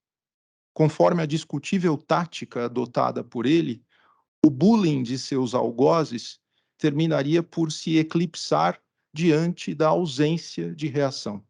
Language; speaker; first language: Portuguese; native; Portuguese